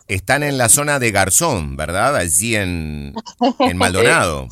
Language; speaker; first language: Spanish; native; Spanish